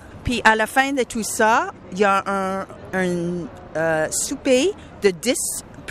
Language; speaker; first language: French; non-native, local second language; English